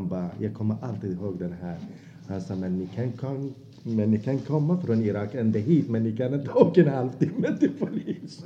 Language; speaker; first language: Swedish; non-native, fluent; Azerbaijani